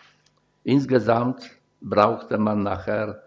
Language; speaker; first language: German; non-native, fluent; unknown